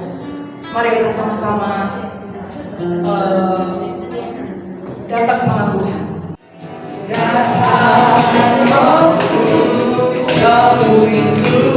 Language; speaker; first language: Indonesian; native; Indonesian